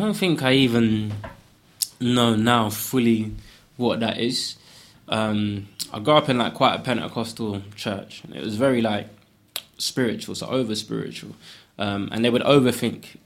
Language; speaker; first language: English; native; English